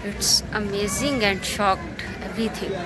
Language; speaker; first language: English; non-native, learner; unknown